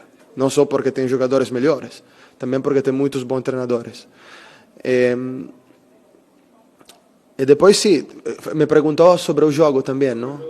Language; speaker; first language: Portuguese; non-native, fluent; Italian